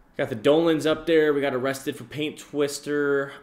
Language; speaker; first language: English; native; English